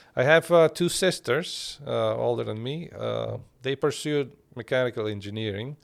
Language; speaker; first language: English; non-native, fluent; Turkish